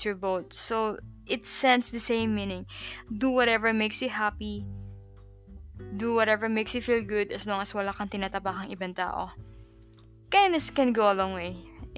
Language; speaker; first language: English; non-native, local second language; Filipino